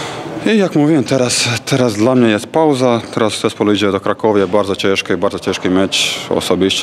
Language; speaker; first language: Polish; non-native, fluent; Croatian